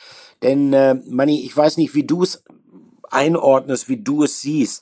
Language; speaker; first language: German; native; German